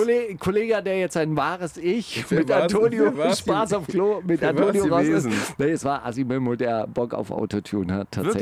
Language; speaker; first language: German; native; German